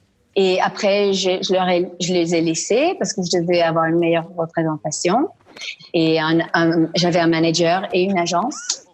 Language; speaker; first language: French; non-native, fluent; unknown